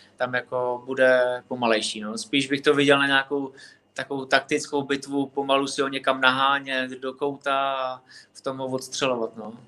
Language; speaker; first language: Czech; native; Czech